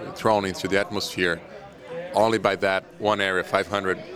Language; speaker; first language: English; non-native, fluent; Portuguese